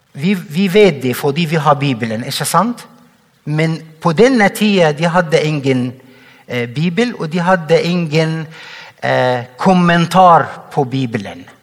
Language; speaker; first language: Norwegian; non-native, fluent; Arabic